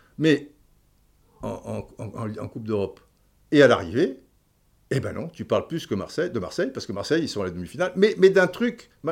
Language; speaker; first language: French; native; French